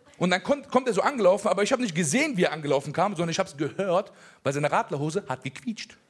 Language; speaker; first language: German; early bilingual, other home language; Persian